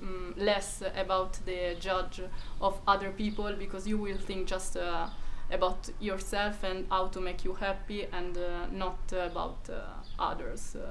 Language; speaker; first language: English; non-native, fluent; Italian